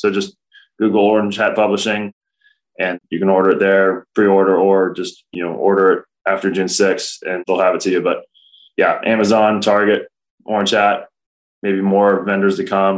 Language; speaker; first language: English; native; English